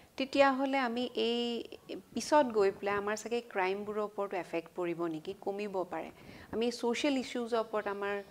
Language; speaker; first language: Assamese; native; Assamese